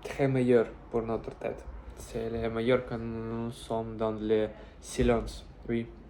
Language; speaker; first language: French; non-native, learner; Russian